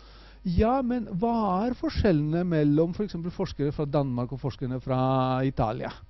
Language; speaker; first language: Norwegian; non-native, fluent; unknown